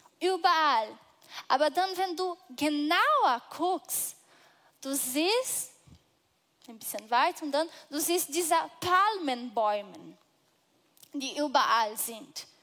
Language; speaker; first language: German; non-native, fluent; Portuguese